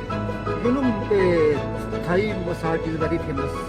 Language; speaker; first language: English; non-native, learner; Urdu